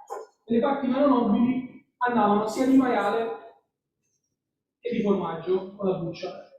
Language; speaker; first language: Italian; native; Italian